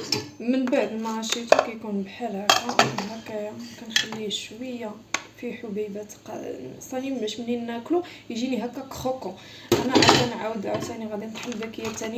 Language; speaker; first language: Arabic; native; Arabic